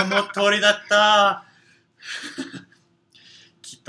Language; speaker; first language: Japanese; non-native, fluent; English